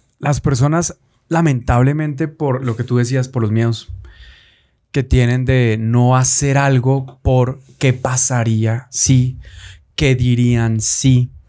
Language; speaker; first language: Spanish; native; Spanish